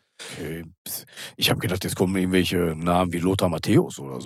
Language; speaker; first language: German; native; German